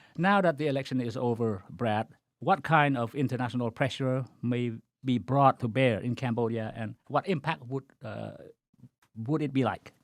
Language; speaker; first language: English; non-native, fluent; Khmer